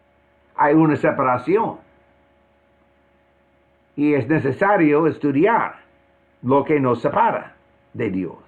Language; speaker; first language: Spanish; non-native, fluent; English